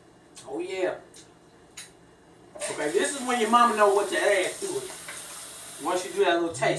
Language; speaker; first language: English; native; English